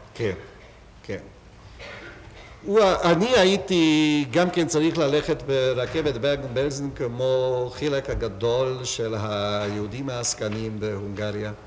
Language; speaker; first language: Hebrew; non-native, fluent; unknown